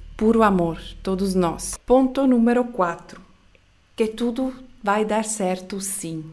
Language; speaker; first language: Portuguese; non-native, fluent; Swiss German